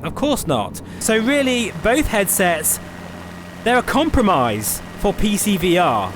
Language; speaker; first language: English; native; English